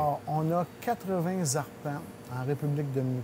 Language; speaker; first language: French; native; French